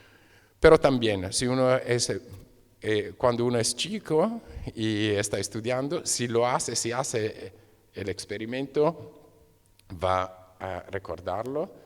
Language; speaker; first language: Spanish; non-native, fluent; Italian